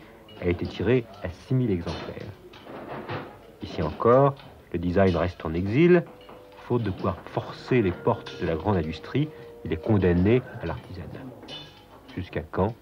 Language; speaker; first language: French; native; French